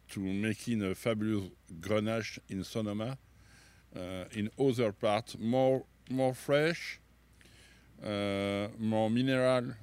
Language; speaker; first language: English; non-native, learner; French